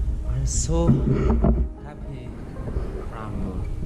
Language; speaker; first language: English; non-native, learner; Persian